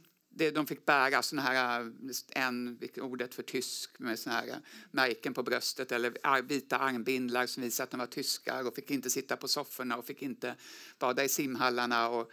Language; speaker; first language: Swedish; native; Swedish